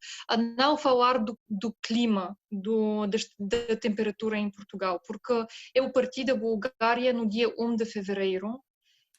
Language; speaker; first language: Portuguese; non-native, fluent; Bulgarian